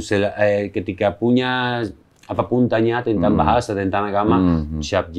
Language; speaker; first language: Indonesian; non-native, learner; Spanish